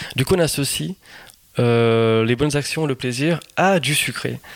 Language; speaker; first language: French; non-native, fluent; Portuguese